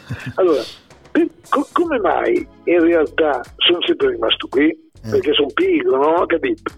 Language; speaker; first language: Italian; native; Italian